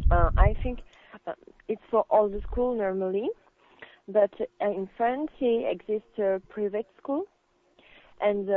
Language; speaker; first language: English; non-native, learner; French